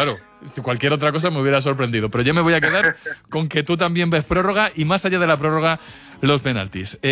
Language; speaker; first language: Spanish; native; Spanish